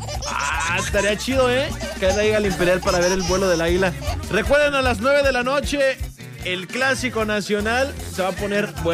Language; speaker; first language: Spanish; native; Spanish